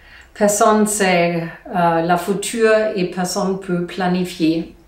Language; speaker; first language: French; non-native, learner; German